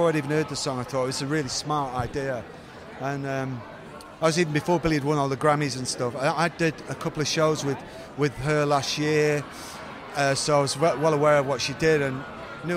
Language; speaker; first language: English; native; English